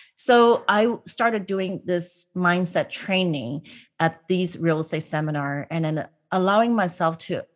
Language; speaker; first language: English; non-native, local second language; Cantonese